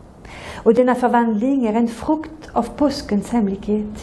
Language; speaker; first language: Swedish; non-native, fluent; French